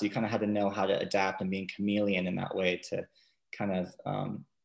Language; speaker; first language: English; native; English